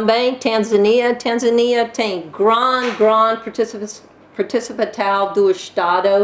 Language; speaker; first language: Portuguese; non-native, learner; English